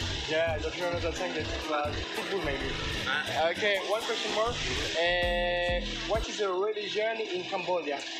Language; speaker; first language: English; non-native, fluent; French